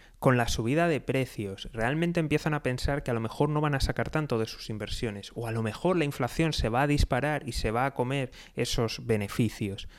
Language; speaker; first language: Spanish; native; Spanish